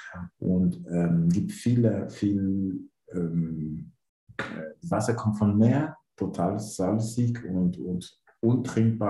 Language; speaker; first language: German; non-native, learner; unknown